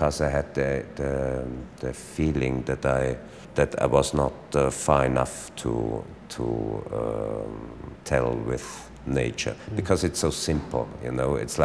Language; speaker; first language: English; non-native, fluent; German